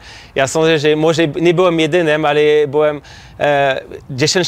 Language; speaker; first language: Polish; non-native, learner; French